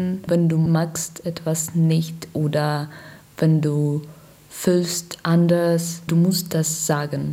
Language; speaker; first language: German; non-native, learner; Russian